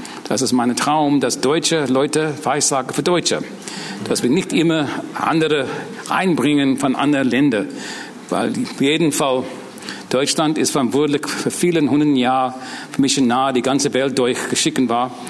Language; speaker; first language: German; non-native, learner; English